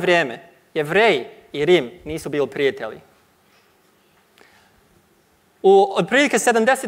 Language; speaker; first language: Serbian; non-native, learner; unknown